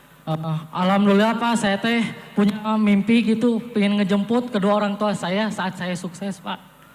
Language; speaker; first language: Indonesian; native; Indonesian